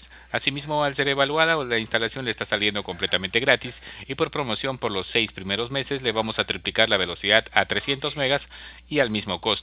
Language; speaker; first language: Spanish; native; Spanish